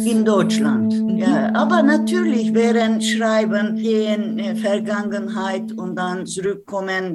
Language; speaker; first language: German; non-native, learner; Turkish